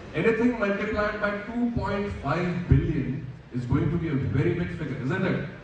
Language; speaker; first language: English; non-native, local second language; Hindi